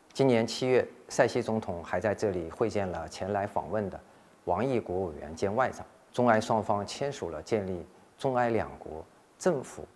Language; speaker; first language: Chinese; native; Chinese